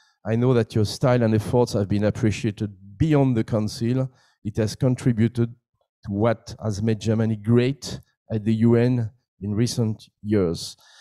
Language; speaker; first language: English; non-native, fluent; French